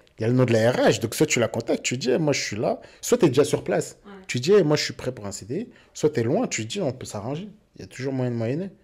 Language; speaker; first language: French; early bilingual, other home language; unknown